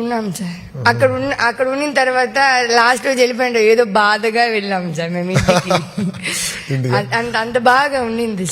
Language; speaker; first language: Telugu; native; Telugu